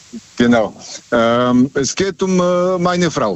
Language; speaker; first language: German; non-native, fluent; Serbian